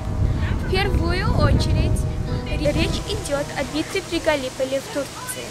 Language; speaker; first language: Russian; early bilingual, heritage; Russian